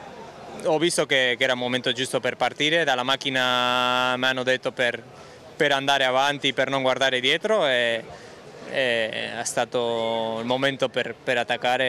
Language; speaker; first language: Italian; non-native, fluent; Spanish